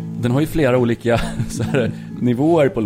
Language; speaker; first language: Swedish; native; Swedish